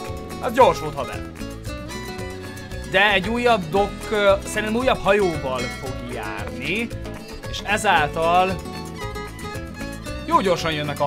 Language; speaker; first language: Hungarian; native; Hungarian